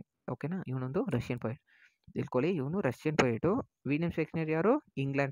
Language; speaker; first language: Kannada; native; Kannada